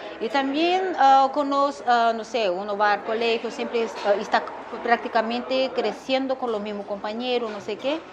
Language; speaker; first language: Spanish; non-native, fluent; Korean